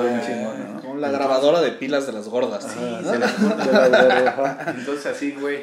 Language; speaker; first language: Spanish; native; Spanish